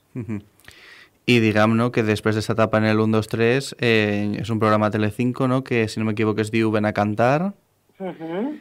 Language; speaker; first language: Catalan; native; Catalan